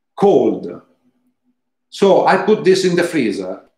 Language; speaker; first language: English; non-native, fluent; Italian